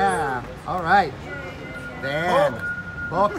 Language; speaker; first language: English; native; English